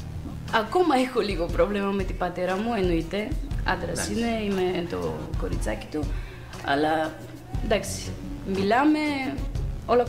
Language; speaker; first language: Greek; non-native, fluent; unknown